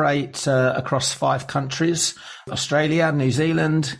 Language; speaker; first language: English; native; English